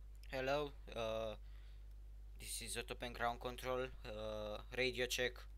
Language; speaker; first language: English; non-native, fluent; Romanian